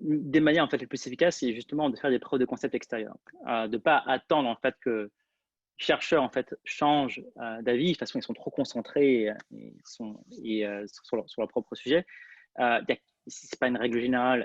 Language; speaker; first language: French; native; French